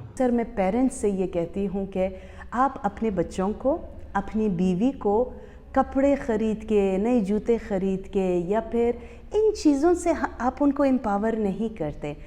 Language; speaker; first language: Urdu; early bilingual, other home language; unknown